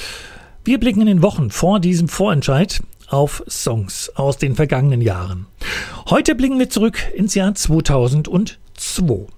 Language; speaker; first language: German; native; German